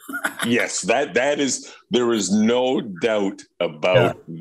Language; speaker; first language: English; native; English